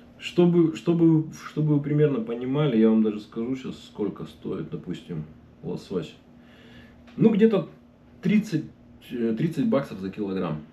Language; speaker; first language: Russian; native; Russian